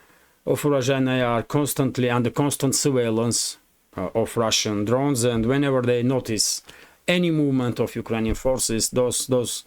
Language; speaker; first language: English; non-native, fluent; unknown